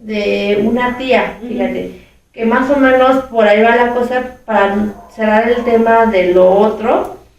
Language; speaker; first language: Spanish; native; Spanish